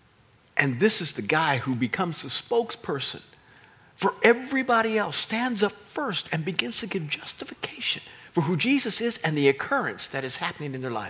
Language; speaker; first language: English; native; English